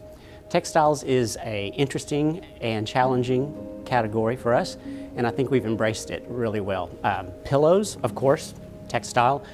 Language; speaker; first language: English; native; English